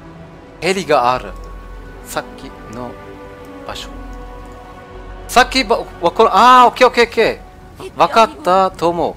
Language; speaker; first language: Japanese; non-native, learner; German